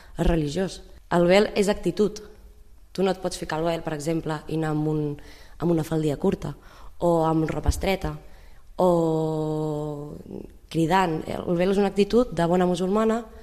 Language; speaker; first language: Catalan; early bilingual, other home language; Arabic